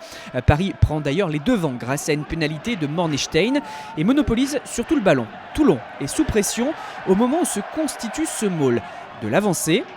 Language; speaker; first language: French; native; French